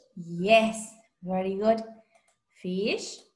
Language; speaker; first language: English; non-native, fluent; Spanish